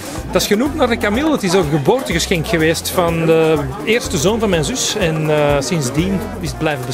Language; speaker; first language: Dutch; native; Dutch